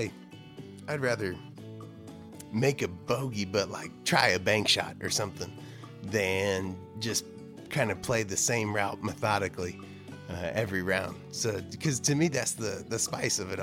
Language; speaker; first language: English; native; English